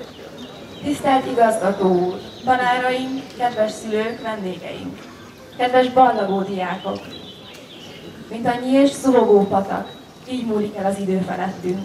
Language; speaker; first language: Hungarian; native; Hungarian